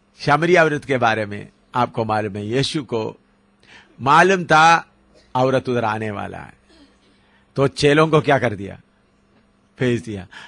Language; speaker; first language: Hindi; non-native, local second language; Malayalam